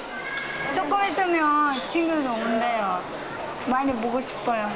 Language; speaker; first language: Korean; non-native, learner; Uzbek